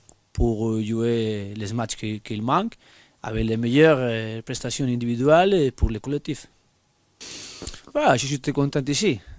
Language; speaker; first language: French; non-native, fluent; Spanish